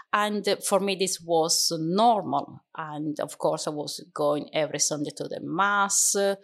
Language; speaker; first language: English; non-native, fluent; Italian